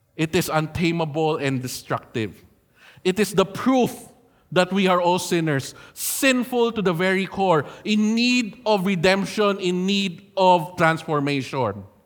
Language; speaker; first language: English; non-native, local second language; Filipino